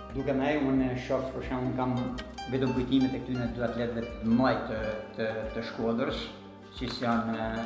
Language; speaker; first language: Albanian; native; Albanian